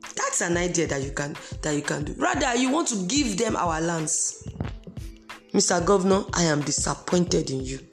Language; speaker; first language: English; non-native, local second language; Esan